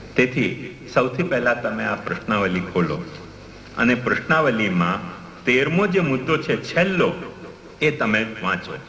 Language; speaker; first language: Gujarati; non-native, local second language; Hindi